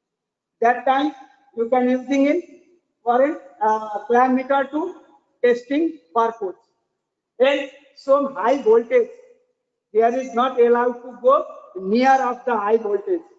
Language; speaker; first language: English; non-native, learner; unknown